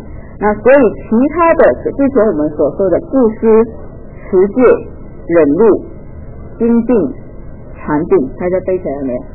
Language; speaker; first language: Chinese; native; Chinese